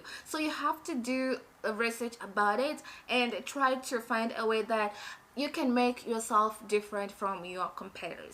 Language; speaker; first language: English; non-native, fluent; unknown